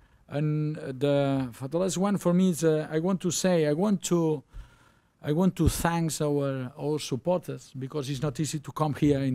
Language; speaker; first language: English; non-native, learner; Spanish